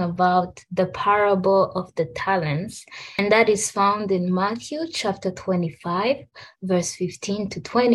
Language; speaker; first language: English; non-native, local second language; Kinyarwanda